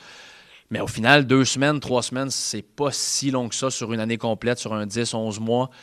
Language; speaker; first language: French; native; French